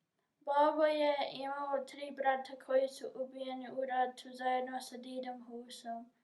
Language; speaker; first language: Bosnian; early bilingual, heritage; English